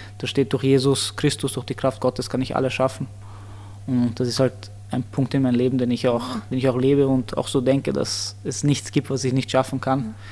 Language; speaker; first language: German; early bilingual, other home language; Armenian